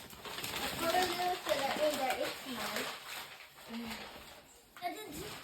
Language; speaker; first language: Danish; early bilingual, other home language; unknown